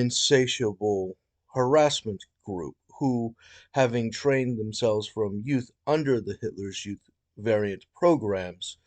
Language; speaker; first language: English; native; English